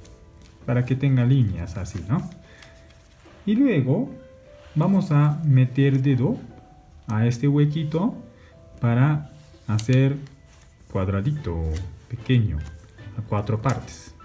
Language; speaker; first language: Spanish; non-native, learner; Japanese